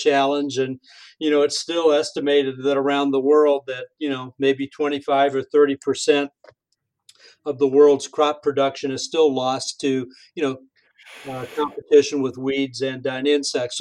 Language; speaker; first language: English; native; English